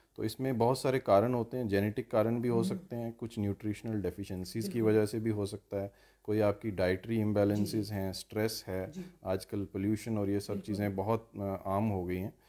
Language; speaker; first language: Hindi; native; Hindi